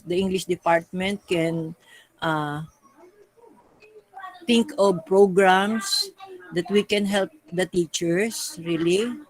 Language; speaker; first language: English; non-native, local second language; Filipino